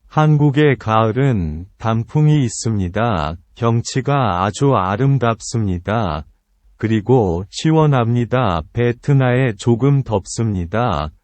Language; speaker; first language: Korean; non-native, learner; Vietnamese